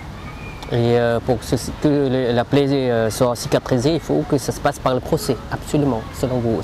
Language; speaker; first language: French; native; French